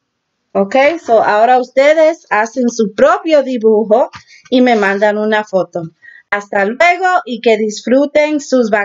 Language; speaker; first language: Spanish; early bilingual, heritage; Spanish